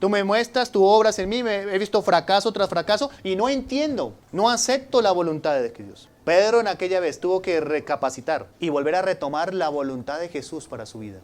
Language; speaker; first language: Spanish; native; Spanish